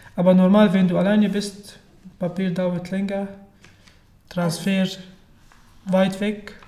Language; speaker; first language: German; non-native, learner; Arabic